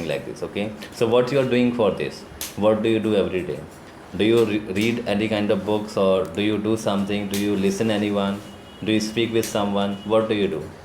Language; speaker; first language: English; non-native, local second language; Hindi